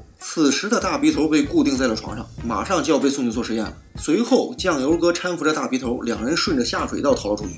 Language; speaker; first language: Chinese; native; Chinese